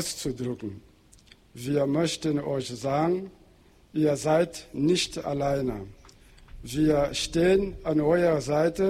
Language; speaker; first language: German; non-native, fluent; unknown